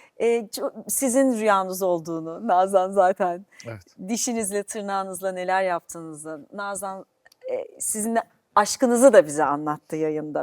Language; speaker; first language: Turkish; native; Turkish